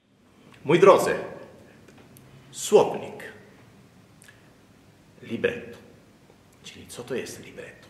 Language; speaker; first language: Polish; non-native, learner; Italian